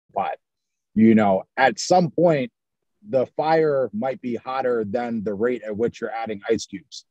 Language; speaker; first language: English; native; English